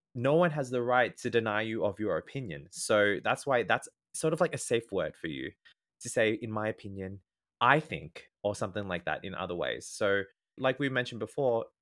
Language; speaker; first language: English; native; English